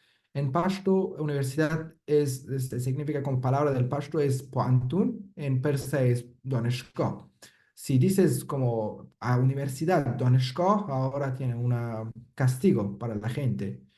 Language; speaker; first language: Spanish; non-native, fluent; Persian